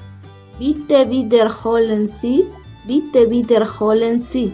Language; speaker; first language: German; non-native, learner; Spanish